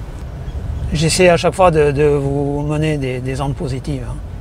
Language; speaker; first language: French; native; French